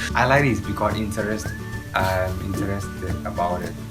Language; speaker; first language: English; non-native, learner; Thai